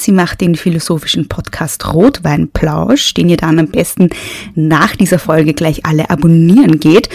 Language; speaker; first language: German; native; German